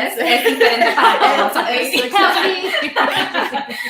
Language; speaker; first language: Spanish; early bilingual, heritage; Spanish